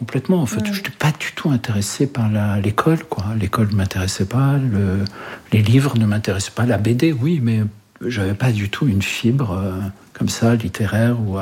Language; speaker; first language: French; early bilingual, other home language; Arabic